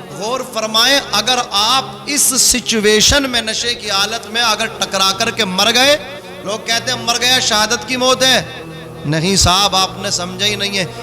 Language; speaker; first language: Urdu; native; Urdu